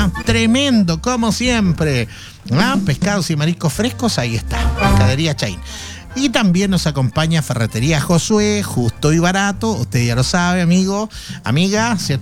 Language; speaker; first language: Spanish; native; Spanish